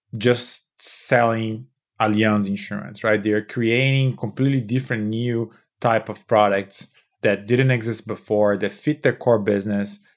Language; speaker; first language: English; non-native, fluent; Portuguese